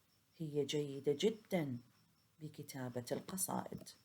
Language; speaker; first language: Arabic; native; Arabic